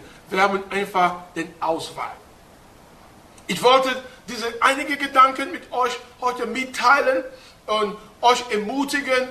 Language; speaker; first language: German; non-native, fluent; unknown